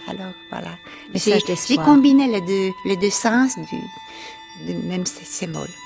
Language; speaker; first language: French; non-native, fluent; Romanian